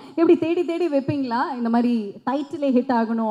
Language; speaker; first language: Tamil; native; Tamil